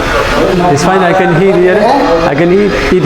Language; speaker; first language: English; non-native, learner; Burmese